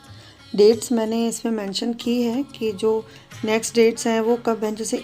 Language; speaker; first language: Hindi; native; Hindi